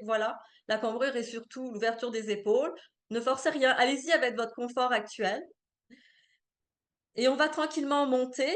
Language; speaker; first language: French; native; French